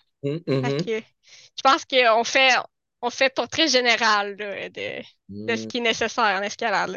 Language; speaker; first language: French; native; French